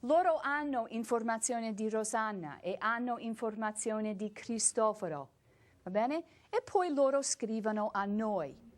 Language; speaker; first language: Italian; non-native, fluent; English